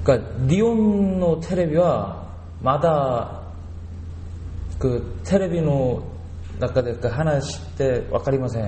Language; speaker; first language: Japanese; non-native, learner; Korean